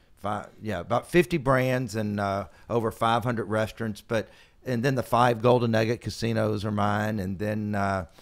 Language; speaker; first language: English; native; English